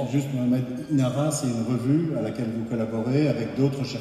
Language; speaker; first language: French; native; French